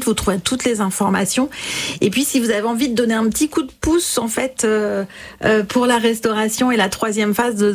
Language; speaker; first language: French; native; French